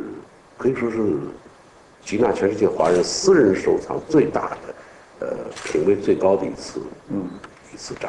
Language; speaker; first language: Chinese; native; Chinese